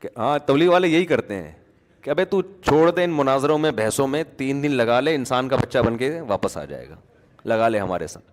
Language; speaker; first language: Urdu; native; Urdu